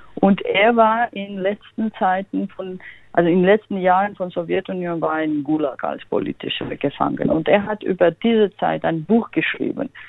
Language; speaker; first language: German; non-native, fluent; Georgian